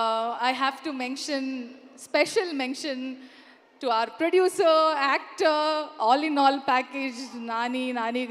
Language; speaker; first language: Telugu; non-native, learner; Kannada